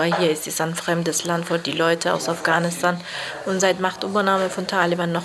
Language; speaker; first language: German; non-native, fluent; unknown